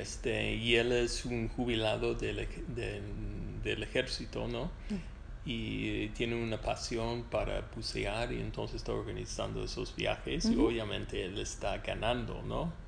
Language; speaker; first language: Spanish; non-native, fluent; English